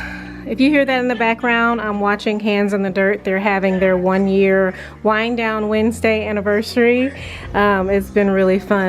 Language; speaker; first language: English; native; English